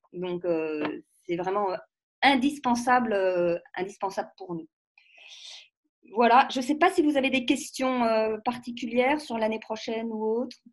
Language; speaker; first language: French; native; French